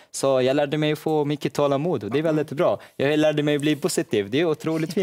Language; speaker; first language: Swedish; non-native, learner; Arabic